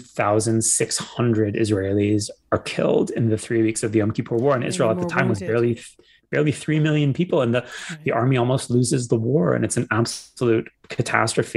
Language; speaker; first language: English; native; English